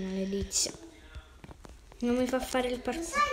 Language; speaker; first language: Italian; native; Italian